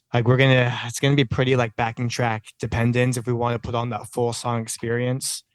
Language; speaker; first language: English; native; English